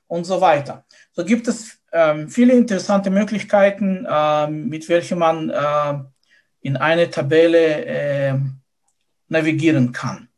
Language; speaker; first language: German; non-native, fluent; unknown